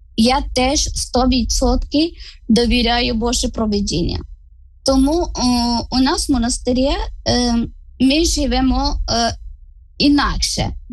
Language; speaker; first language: Ukrainian; non-native, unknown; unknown